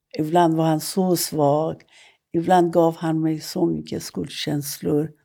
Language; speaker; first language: Swedish; non-native, fluent; Persian